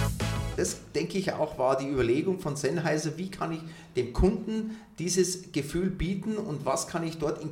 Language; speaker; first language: German; native; German